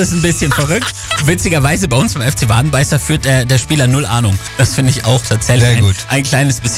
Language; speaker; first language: German; native; German